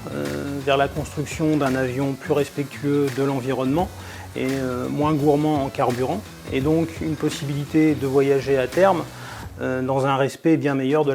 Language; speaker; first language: French; native; French